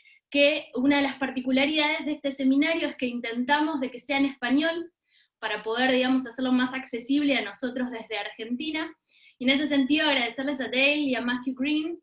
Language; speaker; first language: Spanish; native; Spanish